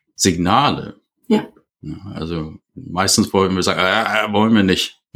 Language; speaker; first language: German; non-native, fluent; English